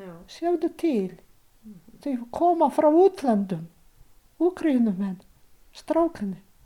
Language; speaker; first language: Icelandic; non-native, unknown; Ukrainian